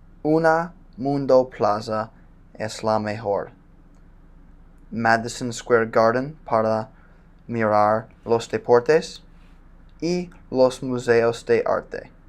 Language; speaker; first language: Spanish; non-native, learner; English